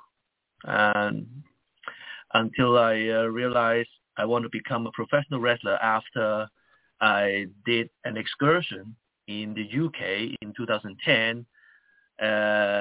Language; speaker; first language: English; non-native, local second language; Chinese